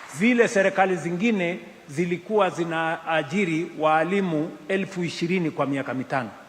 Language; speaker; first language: Swahili; non-native, local second language; Kalenjin